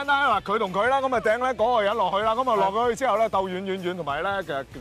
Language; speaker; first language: Chinese; non-native, local second language; Cantonese